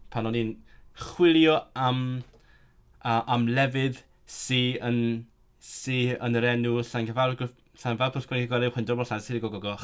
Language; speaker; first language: Welsh; non-native, learner; Cantonese